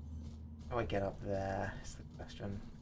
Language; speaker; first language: English; native; English